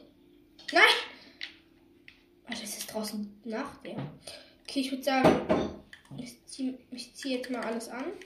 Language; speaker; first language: German; native; German